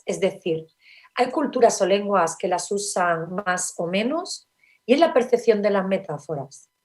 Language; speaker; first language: Spanish; native; Spanish